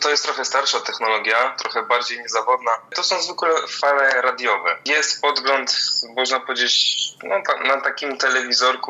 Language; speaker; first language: Polish; native; Polish